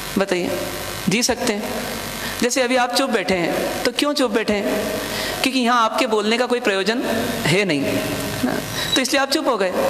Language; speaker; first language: Hindi; non-native, local second language; Marwari